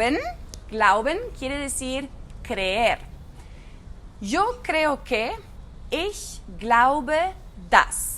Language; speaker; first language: Spanish; non-native, fluent; German